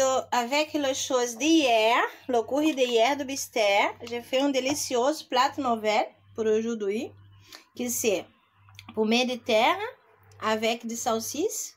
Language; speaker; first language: French; non-native, learner; Portuguese